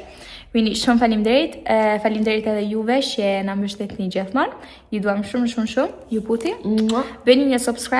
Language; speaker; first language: Albanian; early bilingual, heritage; Albanian